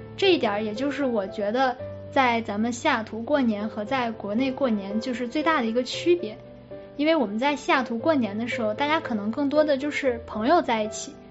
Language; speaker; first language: Chinese; native; Chinese